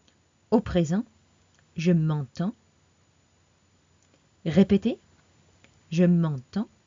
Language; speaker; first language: French; non-native, fluent; English